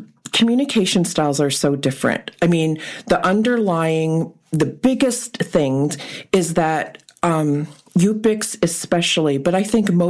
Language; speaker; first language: English; early bilingual, other home language; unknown